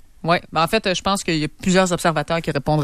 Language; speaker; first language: French; native; French